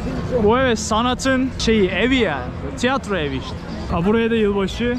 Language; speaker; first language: Turkish; native; Turkish